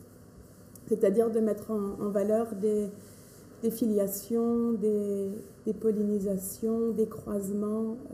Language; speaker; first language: French; native; French